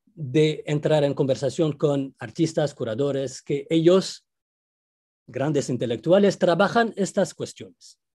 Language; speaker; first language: Spanish; non-native, fluent; Arabic